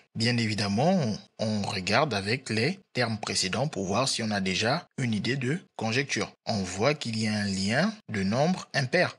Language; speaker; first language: French; native; French